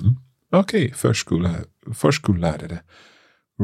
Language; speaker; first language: Swedish; non-native, learner; English